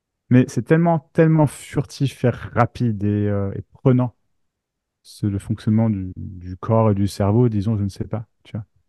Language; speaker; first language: French; native; French